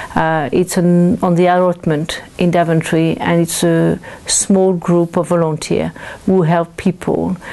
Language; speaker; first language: English; non-native, fluent; French